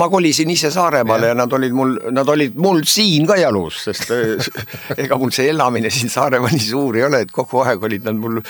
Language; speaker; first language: Estonian; native; Estonian